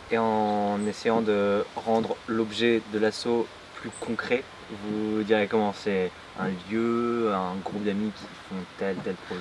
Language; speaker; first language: French; native; French